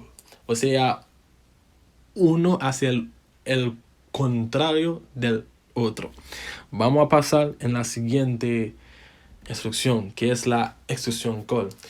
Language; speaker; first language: Spanish; non-native, fluent; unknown